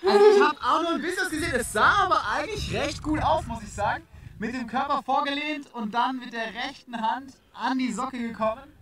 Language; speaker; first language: German; native; German